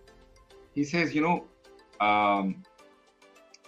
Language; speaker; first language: English; non-native, local second language; Malayalam